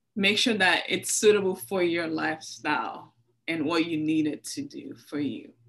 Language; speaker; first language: English; non-native, local second language; Yoruba